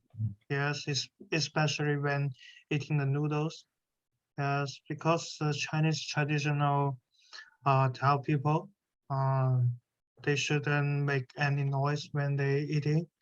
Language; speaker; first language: English; non-native, learner; Chinese